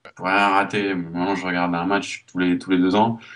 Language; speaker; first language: French; native; French